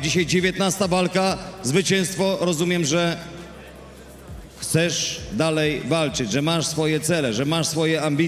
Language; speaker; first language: Polish; native; Polish